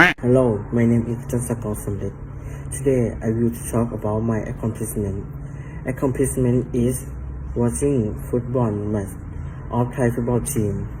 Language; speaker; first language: English; non-native, learner; Thai